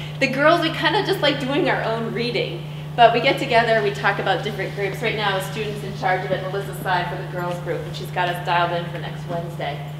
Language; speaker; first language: English; native; English